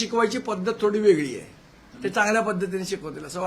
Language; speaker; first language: Marathi; native; Marathi